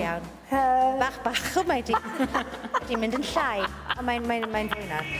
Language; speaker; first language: Welsh; native; Welsh